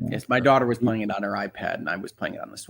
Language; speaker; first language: English; native; English